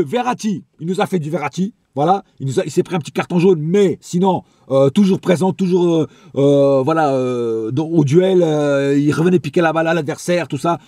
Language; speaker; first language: French; native; French